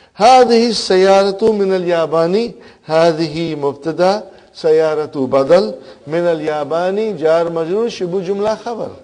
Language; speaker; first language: Arabic; non-native, fluent; Urdu